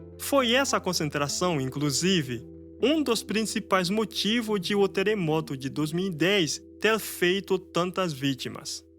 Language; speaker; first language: Portuguese; non-native, fluent; Haitian Creole